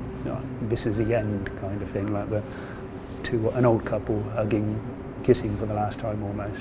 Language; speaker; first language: English; native; English